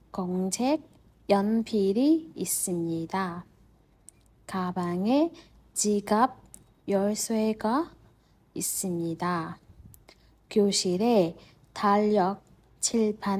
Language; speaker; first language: Korean; non-native, fluent; Burmese